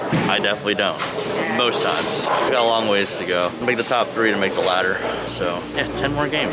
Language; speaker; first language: English; native; English